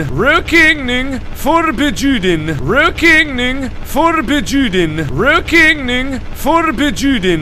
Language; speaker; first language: Swedish; non-native, learner; English